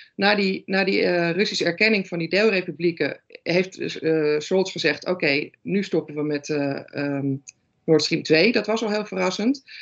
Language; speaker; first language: Dutch; native; Dutch